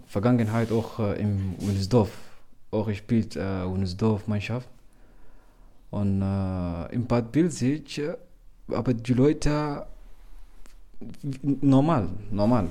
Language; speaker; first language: German; non-native, learner; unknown